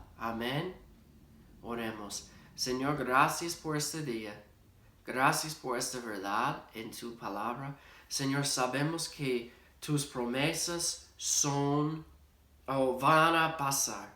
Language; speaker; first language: Spanish; non-native, fluent; English